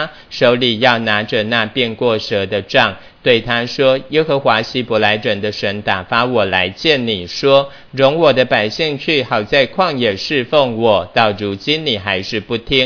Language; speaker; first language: Chinese; native; Chinese